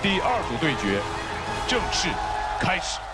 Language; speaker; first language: Chinese; native; Chinese